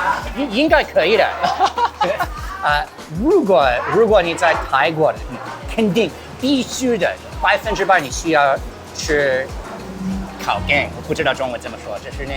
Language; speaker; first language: Chinese; non-native, fluent; English